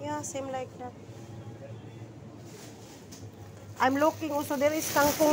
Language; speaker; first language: English; non-native, learner; Filipino